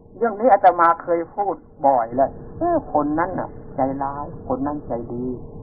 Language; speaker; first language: Thai; non-native, local second language; Northeastern Thai